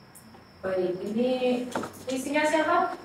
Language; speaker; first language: Indonesian; native; Indonesian